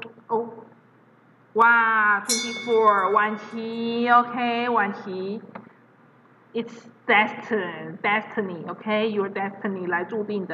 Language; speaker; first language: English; non-native, fluent; Chinese